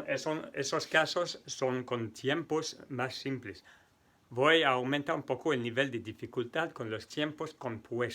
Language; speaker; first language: Spanish; non-native, fluent; French